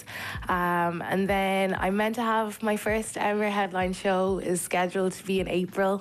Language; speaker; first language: English; native; English